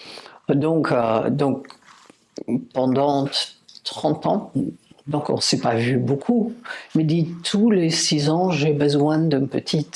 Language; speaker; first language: French; non-native, fluent; English